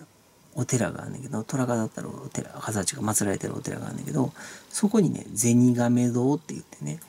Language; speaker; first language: Japanese; native; Japanese